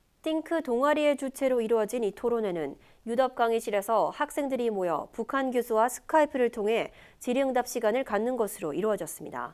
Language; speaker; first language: Korean; native; Korean